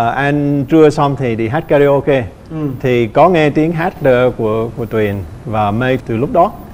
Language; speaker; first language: Vietnamese; non-native, fluent; English